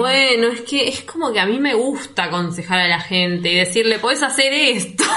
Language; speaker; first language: Spanish; native; Spanish